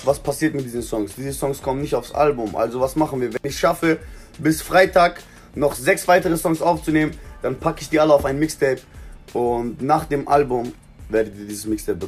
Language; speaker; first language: German; early bilingual, other home language; Albanian